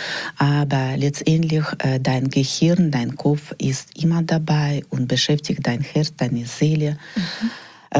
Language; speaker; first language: German; non-native, learner; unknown